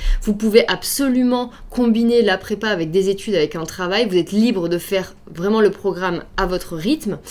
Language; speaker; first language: French; native; French